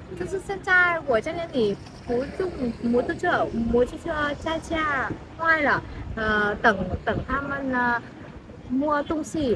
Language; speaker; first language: Chinese; non-native, learner; Vietnamese